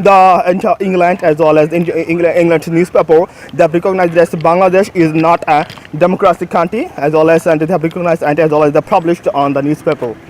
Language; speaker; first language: English; non-native, fluent; Bangla